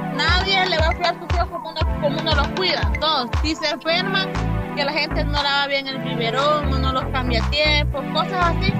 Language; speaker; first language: Spanish; native; Spanish